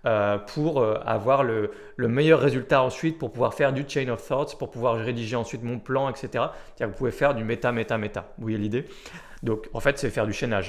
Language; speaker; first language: French; native; French